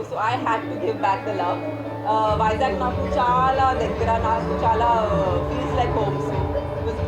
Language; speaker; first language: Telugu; non-native, fluent; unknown